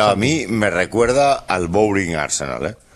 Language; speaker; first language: Spanish; native; Spanish